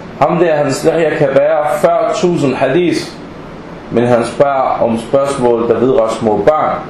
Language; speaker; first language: Danish; early bilingual, other home language; Arabic